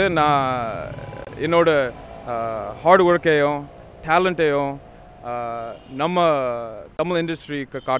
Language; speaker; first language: Tamil; non-native, learner; English